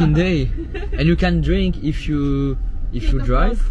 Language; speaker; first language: English; non-native, learner; French